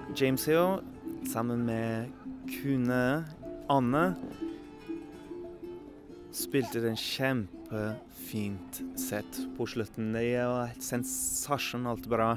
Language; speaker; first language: Norwegian; non-native, learner; English